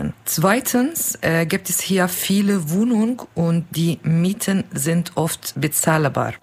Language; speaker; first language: German; non-native, learner; Kurdish